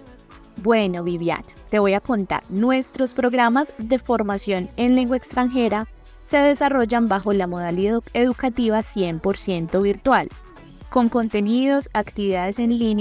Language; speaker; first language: Spanish; native; Spanish